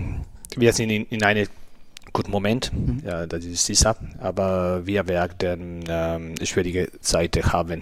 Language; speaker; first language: German; non-native, learner; Spanish